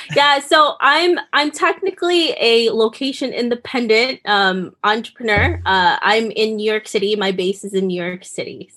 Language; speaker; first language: English; early bilingual, other home language; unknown